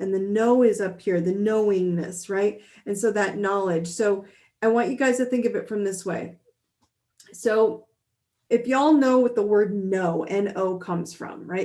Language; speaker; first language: English; native; English